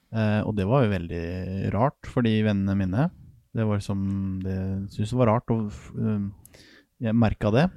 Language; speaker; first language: Norwegian; native; Norwegian